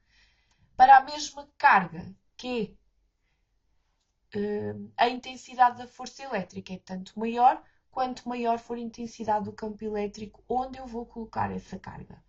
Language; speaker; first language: Portuguese; native; Portuguese